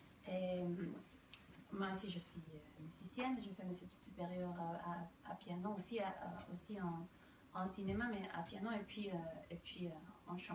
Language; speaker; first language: French; non-native, fluent; Spanish